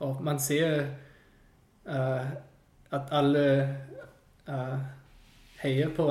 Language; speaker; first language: Swedish; non-native, fluent; English